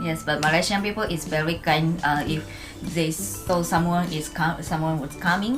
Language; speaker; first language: English; non-native, fluent; Japanese